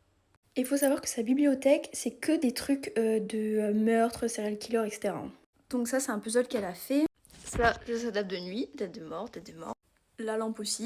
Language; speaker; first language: French; native; French